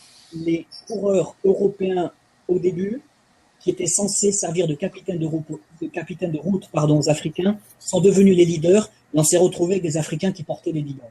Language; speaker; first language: French; native; French